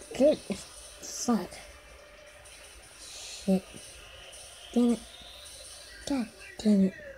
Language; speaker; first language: English; native; English